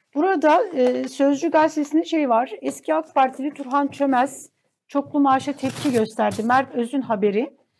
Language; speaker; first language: Turkish; native; Turkish